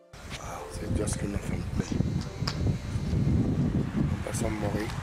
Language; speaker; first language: French; non-native, learner; Spanish